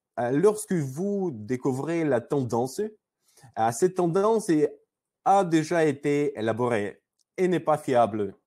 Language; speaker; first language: French; non-native, learner; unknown